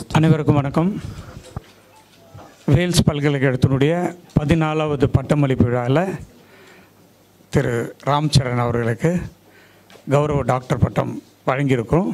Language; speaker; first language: Tamil; native; Tamil